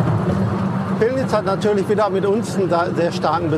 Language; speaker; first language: German; native; German